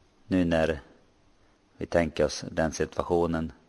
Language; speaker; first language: Swedish; non-native, local second language; Finnish